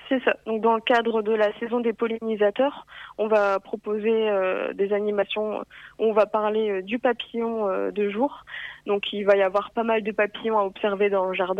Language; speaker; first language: French; native; French